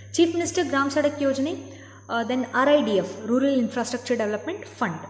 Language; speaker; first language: English; non-native, local second language; Kannada